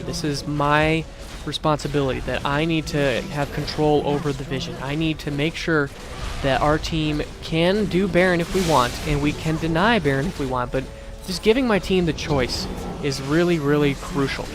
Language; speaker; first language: English; native; English